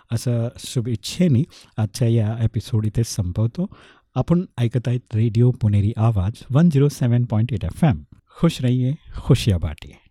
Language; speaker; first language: Marathi; non-native, local second language; Hindi